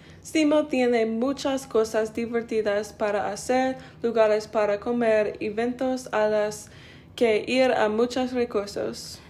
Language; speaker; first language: Spanish; non-native, learner; English